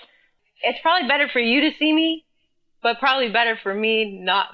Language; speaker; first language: English; native; English